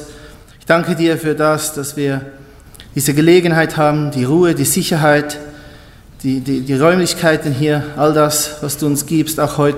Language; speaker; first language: German; native; German